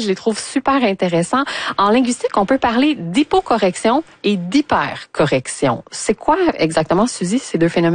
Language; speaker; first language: French; native; French